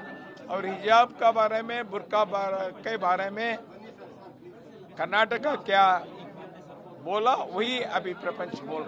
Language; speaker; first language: Hindi; non-native, local second language; Kannada